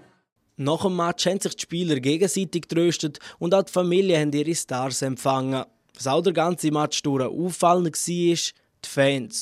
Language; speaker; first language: German; native; German